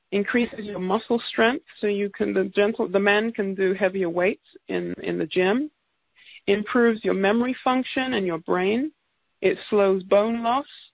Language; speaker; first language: English; native; English